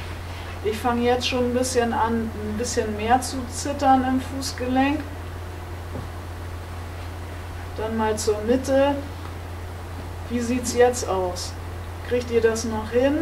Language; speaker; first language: German; native; German